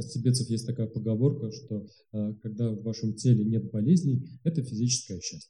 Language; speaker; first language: Russian; native; Russian